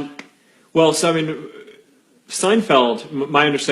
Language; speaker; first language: English; native; English